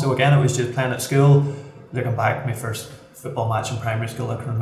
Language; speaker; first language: English; native; English